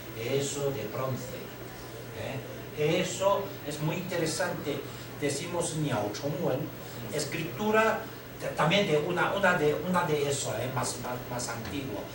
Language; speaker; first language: Spanish; non-native, learner; Chinese